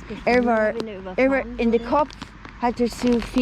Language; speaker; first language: German; non-native, learner; English